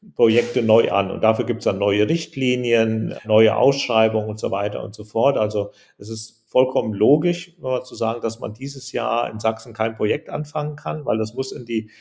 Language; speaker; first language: German; native; German